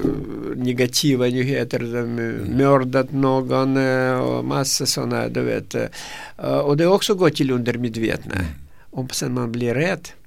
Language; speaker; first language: Swedish; non-native, fluent; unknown